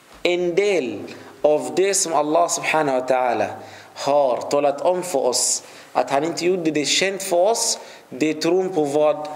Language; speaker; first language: Swedish; non-native, fluent; Arabic